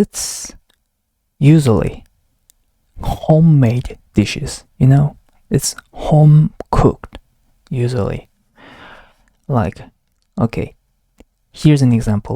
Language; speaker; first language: English; non-native, learner; Korean